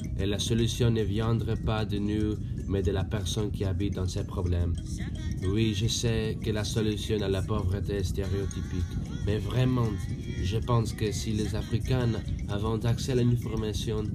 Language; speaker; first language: French; non-native, learner; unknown